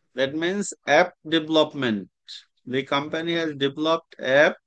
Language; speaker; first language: English; non-native, local second language; Bangla